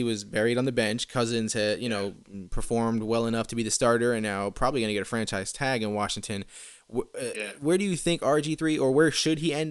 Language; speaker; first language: English; native; English